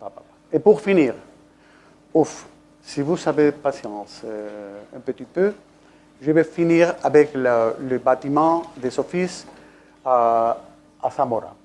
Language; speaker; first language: French; non-native, fluent; Spanish